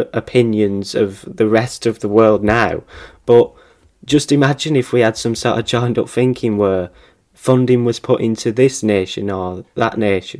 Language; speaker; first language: English; native; English